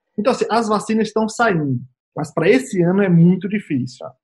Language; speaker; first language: Portuguese; native; Portuguese